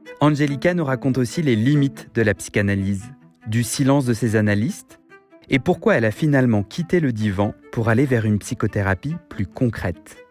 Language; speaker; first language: French; native; French